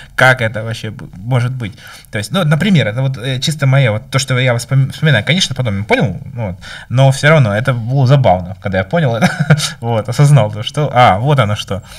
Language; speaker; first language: Russian; native; Russian